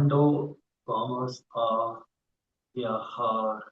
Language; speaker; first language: Spanish; non-native, learner; English